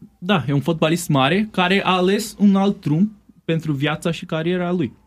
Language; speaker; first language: Romanian; non-native, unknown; Portuguese